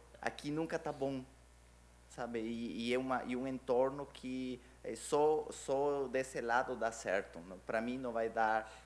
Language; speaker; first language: Portuguese; non-native, fluent; Spanish